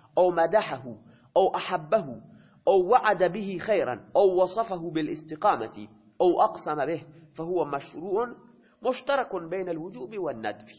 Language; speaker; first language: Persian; non-native, local second language; Baluchi